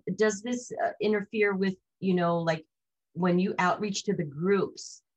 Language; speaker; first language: English; early bilingual, other home language; Hindi